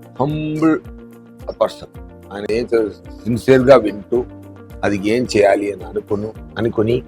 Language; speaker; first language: Telugu; non-native, learner; Tamil